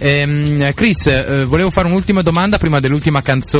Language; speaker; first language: Italian; native; Italian